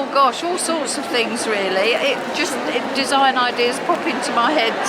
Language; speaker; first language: English; native; English